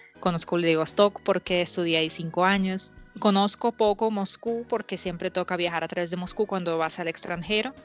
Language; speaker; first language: Spanish; non-native, fluent; Russian